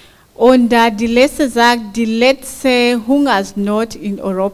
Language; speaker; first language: German; non-native, fluent; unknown